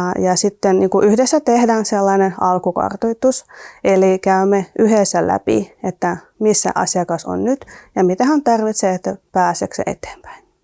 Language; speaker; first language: Finnish; non-native, fluent; Russian